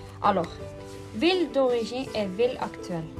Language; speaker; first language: French; non-native, learner; Norwegian